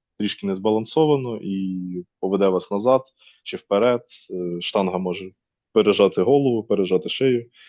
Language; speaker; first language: Ukrainian; native; Ukrainian